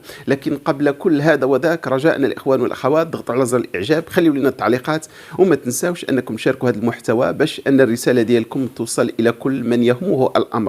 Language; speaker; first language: Arabic; native; Arabic